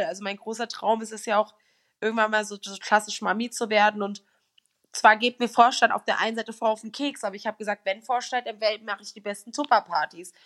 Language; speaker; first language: German; native; German